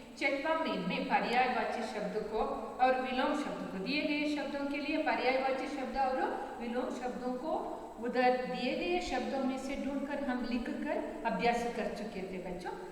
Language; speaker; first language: Hindi; non-native, local second language; Kannada